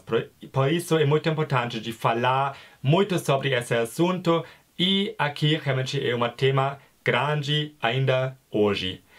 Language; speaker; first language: Portuguese; non-native, fluent; German